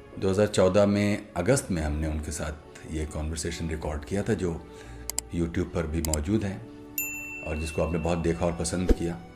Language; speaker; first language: Hindi; native; Hindi